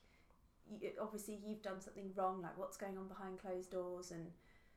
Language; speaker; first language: English; native; English